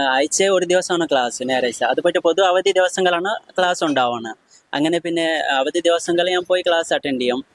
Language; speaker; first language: Malayalam; non-native, local second language; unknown